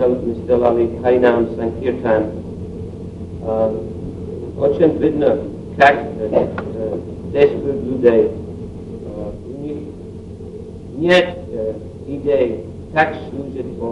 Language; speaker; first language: Russian; non-native, learner; English